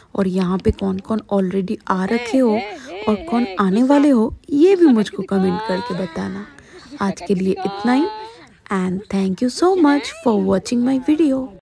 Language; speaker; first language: Hindi; non-native, local second language; Bangla